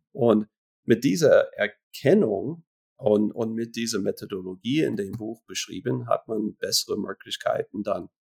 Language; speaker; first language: German; non-native, fluent; English